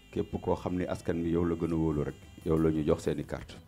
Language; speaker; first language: French; non-native, local second language; Wolof